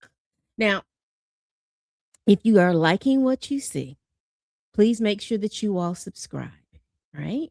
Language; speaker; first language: English; native; English